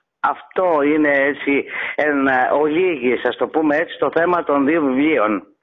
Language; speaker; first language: Greek; native; Greek